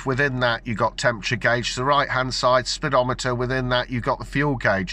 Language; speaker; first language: English; native; English